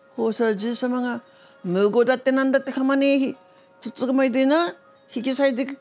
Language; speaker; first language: Japanese; native; Japanese